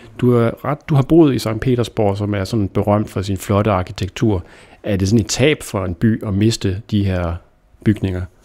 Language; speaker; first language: Danish; native; Danish